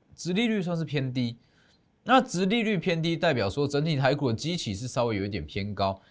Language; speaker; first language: Chinese; native; Chinese